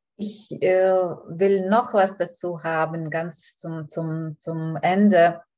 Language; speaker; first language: German; non-native, fluent; Lithuanian